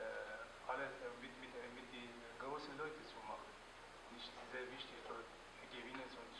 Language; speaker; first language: German; non-native, learner; Persian